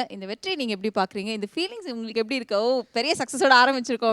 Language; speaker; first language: Tamil; native; Tamil